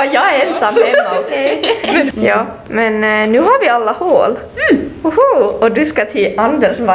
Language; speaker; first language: Swedish; native; Swedish